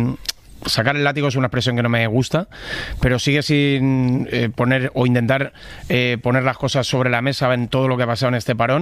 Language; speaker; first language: Spanish; native; Spanish